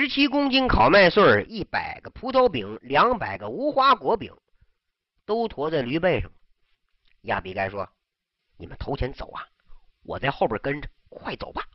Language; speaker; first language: Chinese; native; Chinese